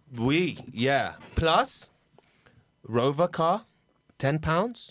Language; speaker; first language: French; non-native, learner; English